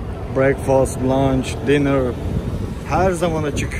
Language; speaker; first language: Turkish; native; Turkish